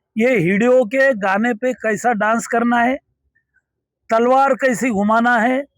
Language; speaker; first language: Hindi; non-native, local second language; Marathi